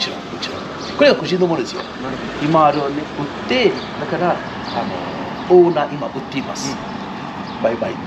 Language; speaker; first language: Japanese; non-native, learner; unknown